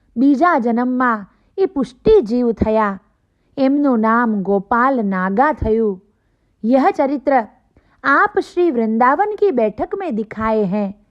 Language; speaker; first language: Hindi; non-native, local second language; Gujarati